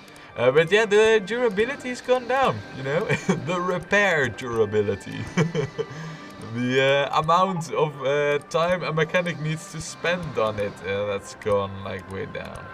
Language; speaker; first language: English; non-native, fluent; Dutch